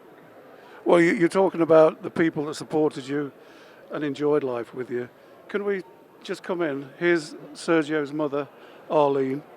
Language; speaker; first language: English; native; English